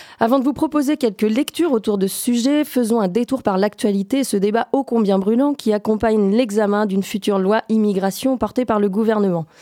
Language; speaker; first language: French; native; French